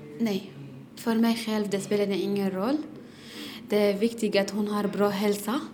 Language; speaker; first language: Swedish; non-native, learner; Arabic